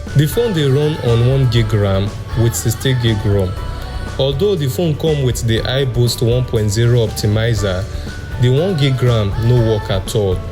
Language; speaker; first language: Nigerian Pidgin; native; Nigerian Pidgin